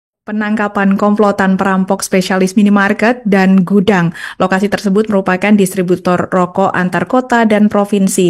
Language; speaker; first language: Indonesian; native; Indonesian